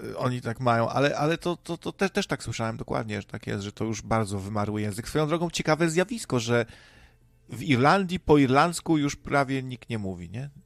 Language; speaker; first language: Polish; native; Polish